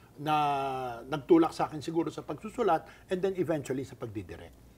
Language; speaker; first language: Filipino; native; Filipino